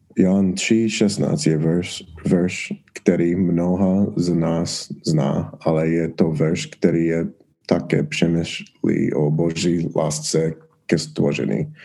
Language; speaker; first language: Czech; non-native, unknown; English